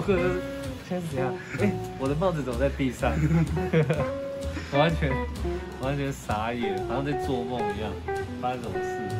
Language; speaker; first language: Chinese; native; Chinese